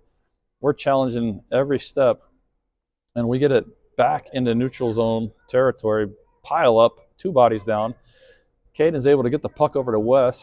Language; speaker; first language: English; native; English